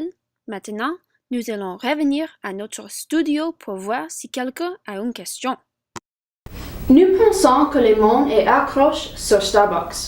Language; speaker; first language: French; non-native, learner; English